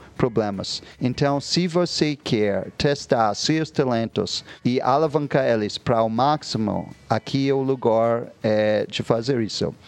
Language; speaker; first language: Portuguese; non-native, fluent; English